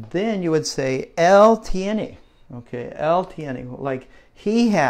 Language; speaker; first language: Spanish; non-native, learner; English